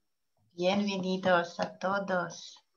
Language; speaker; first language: Spanish; non-native, learner; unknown